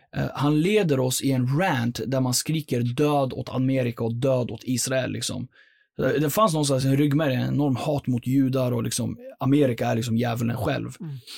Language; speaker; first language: Swedish; early bilingual, other home language; Persian